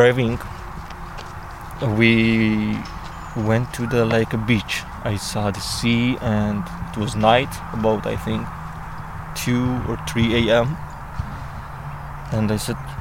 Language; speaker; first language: English; non-native, learner; Persian